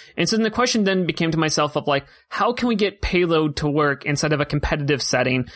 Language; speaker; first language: English; native; English